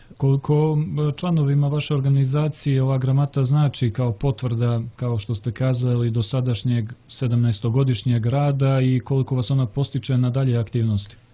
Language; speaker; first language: Croatian; native; Croatian